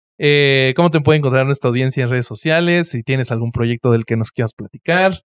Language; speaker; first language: Spanish; native; Spanish